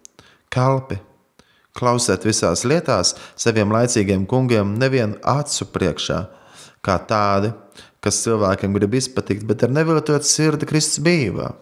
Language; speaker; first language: Latvian; native; Latvian